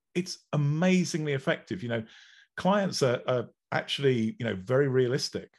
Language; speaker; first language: English; native; English